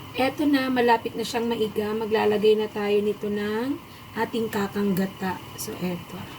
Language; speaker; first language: Filipino; non-native, local second language; Bikol